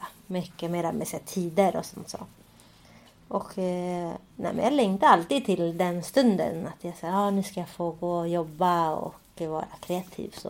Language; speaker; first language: Swedish; early bilingual, other home language; Spanish